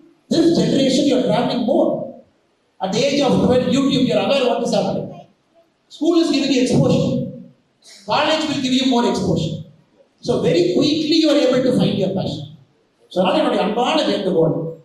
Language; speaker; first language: English; non-native, local second language; Tamil